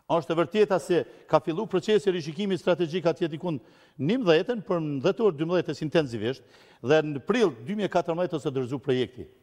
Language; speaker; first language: Albanian; native; Albanian